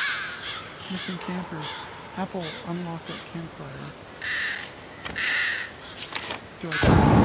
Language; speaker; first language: English; native; English